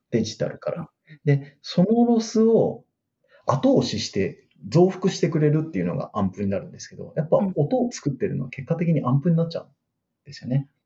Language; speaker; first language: Japanese; native; Japanese